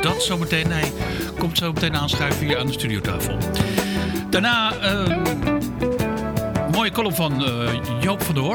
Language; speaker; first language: Dutch; native; Dutch